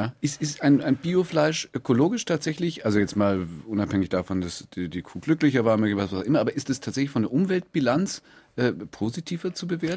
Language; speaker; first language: German; native; German